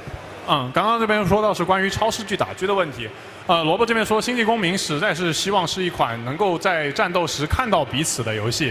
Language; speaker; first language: Chinese; native; Chinese